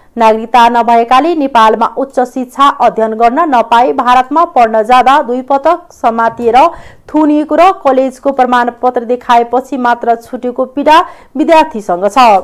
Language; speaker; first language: Nepali; non-native, local second language; Maithili